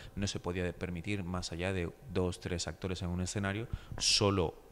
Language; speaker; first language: Spanish; native; Spanish